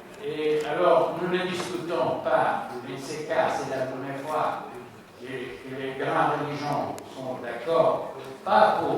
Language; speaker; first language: French; non-native, learner; Spanish